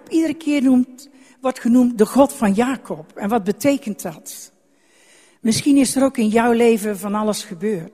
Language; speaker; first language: Dutch; native; Dutch